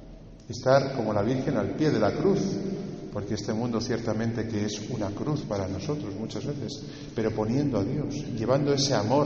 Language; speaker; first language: Spanish; native; Spanish